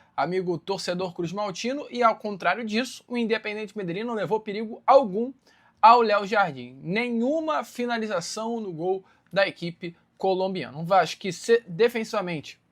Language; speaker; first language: Portuguese; native; Portuguese